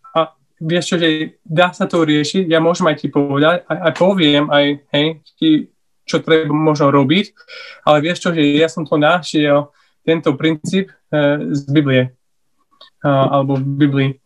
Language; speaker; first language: Slovak; non-native, learner; English